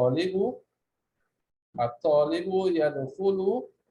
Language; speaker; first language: Arabic; non-native, fluent; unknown